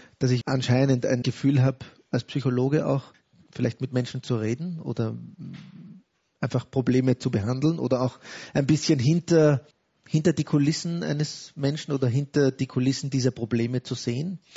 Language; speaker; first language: German; native; German